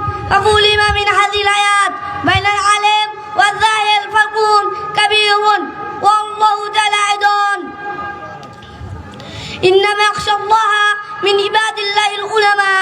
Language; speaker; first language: Arabic; non-native, learner; Bangla